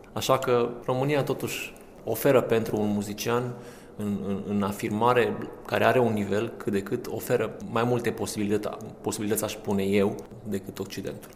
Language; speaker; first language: Romanian; native; Romanian